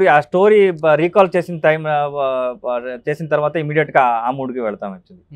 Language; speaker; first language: Telugu; non-native, local second language; Kannada